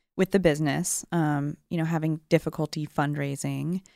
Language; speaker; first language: English; native; English